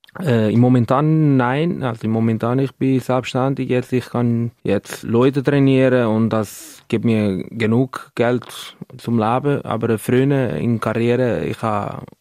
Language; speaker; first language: German; non-native, learner; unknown